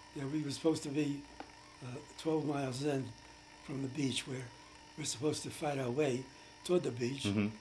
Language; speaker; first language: English; native; English